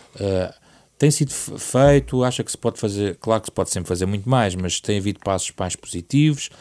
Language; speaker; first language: Portuguese; native; Portuguese